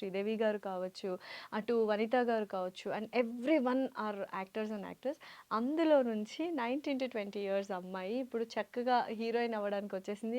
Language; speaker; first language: Telugu; native; Telugu